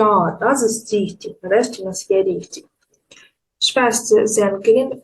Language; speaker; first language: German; non-native, fluent; Ukrainian